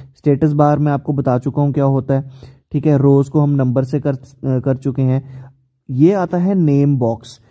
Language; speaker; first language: Hindi; native; Hindi